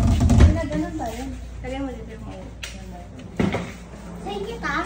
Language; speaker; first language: Filipino; native; Filipino